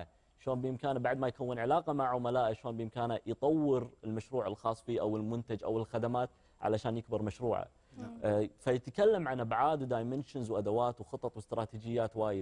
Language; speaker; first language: Arabic; native; Arabic